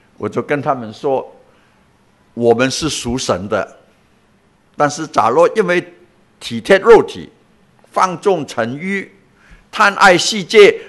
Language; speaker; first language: Chinese; non-native, local second language; Cantonese